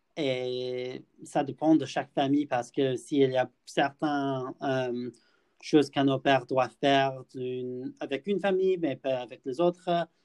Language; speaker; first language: French; non-native, learner; English